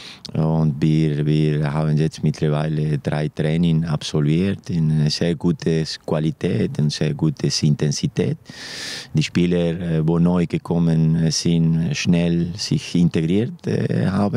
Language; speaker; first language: German; non-native, fluent; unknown